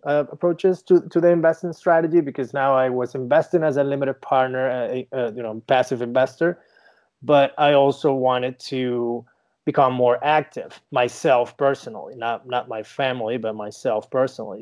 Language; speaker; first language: English; non-native, fluent; Spanish